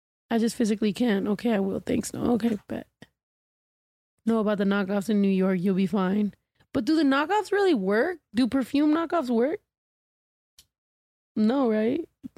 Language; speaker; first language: English; early bilingual, other home language; Spanish